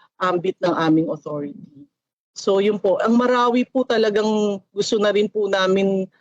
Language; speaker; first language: Filipino; native; Filipino